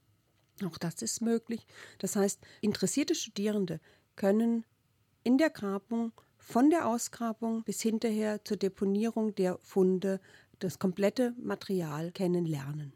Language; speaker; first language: German; native; German